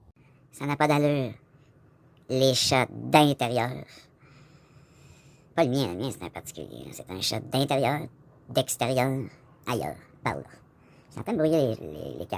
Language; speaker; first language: French; native; French